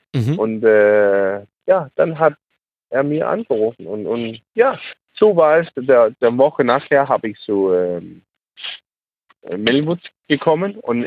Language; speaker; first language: German; non-native, learner; Danish